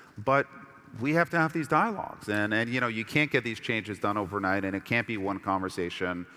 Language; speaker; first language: English; early bilingual, other home language; Persian